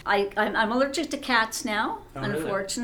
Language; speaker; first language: English; native; English